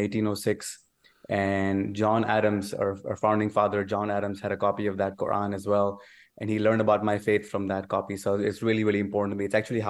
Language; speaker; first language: English; non-native, local second language; Urdu